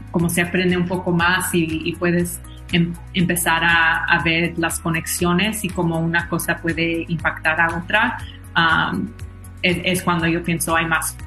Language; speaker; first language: Spanish; early bilingual, heritage; Spanish